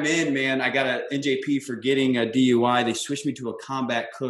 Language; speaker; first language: English; native; English